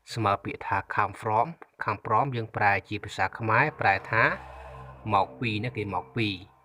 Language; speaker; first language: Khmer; native; Khmer